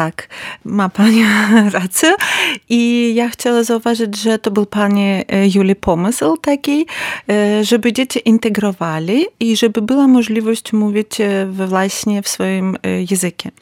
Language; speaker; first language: Polish; non-native, learner; Ukrainian